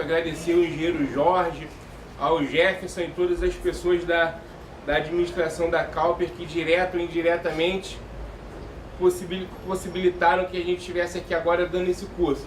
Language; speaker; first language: Portuguese; native; Portuguese